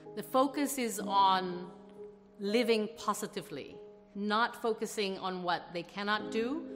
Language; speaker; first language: English; non-native, fluent; Indonesian